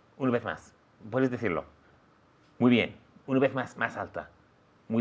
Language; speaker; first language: Spanish; non-native, fluent; English